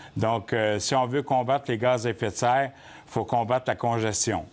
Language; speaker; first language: French; native; French